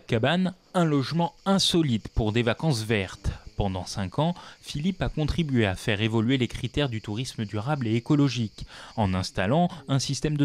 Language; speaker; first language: French; native; French